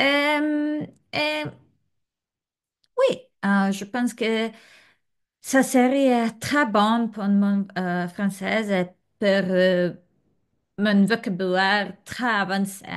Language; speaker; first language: French; non-native, learner; Serbian